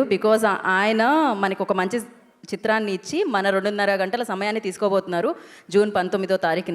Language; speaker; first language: Telugu; native; Telugu